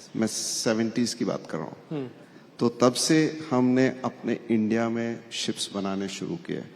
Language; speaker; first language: Hindi; non-native, local second language; Marathi